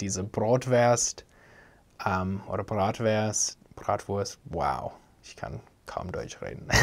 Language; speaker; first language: German; non-native, fluent; English